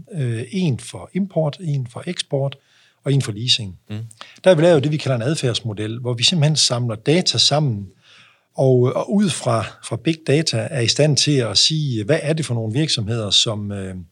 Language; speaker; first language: Danish; native; Danish